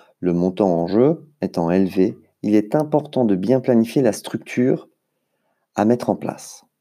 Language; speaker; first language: French; native; French